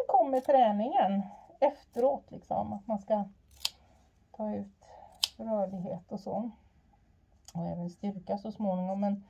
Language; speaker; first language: Swedish; native; Swedish